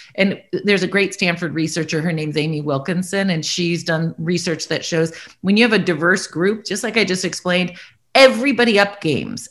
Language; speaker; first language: English; native; English